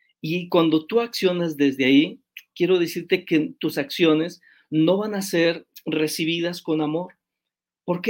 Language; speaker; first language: Spanish; native; Spanish